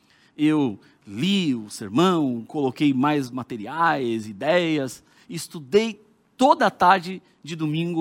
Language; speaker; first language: Portuguese; native; Portuguese